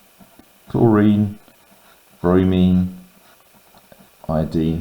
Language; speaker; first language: English; native; English